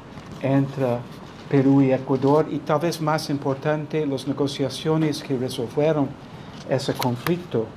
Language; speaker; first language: Spanish; non-native, fluent; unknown